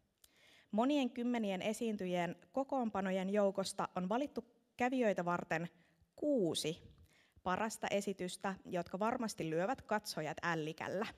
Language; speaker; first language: Finnish; native; Finnish